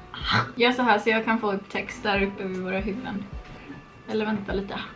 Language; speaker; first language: Swedish; native; Swedish